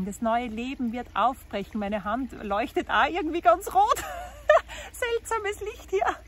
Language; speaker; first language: German; native; German